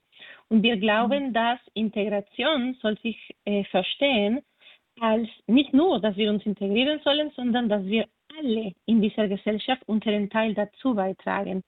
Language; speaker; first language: German; non-native, fluent; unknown